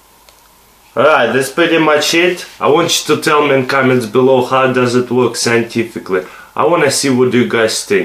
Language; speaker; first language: English; non-native, fluent; Russian